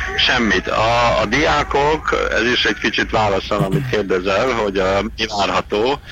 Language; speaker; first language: Hungarian; native; Hungarian